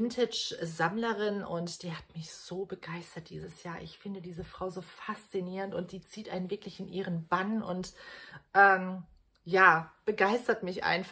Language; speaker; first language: German; native; German